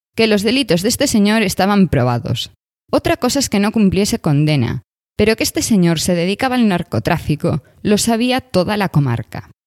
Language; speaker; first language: Spanish; native; Spanish